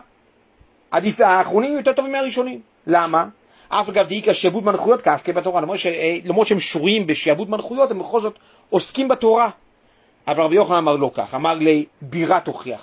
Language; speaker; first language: Hebrew; native; Hebrew